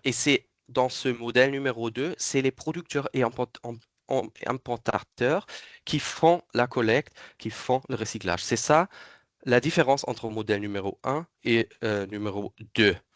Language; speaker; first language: French; non-native, fluent; German